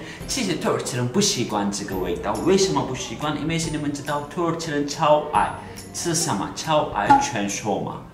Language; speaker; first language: Chinese; non-native, fluent; Turkish